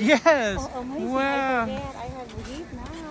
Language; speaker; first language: English; non-native, learner; Vietnamese